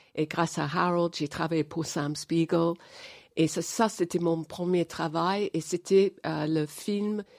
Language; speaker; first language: French; non-native, fluent; English